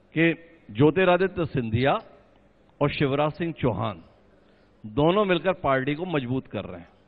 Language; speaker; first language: Hindi; native; Hindi